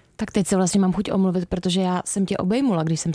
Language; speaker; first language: Czech; native; Czech